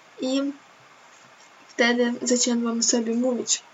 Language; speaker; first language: Polish; non-native, learner; Ukrainian